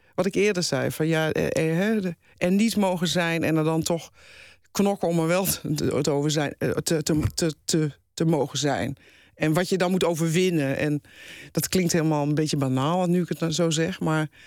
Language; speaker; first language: Dutch; native; Dutch